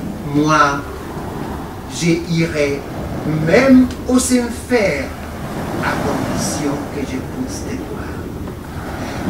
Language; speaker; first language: French; non-native, fluent; Spanish